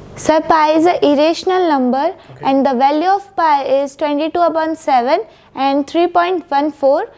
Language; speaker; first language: English; non-native, local second language; Hindi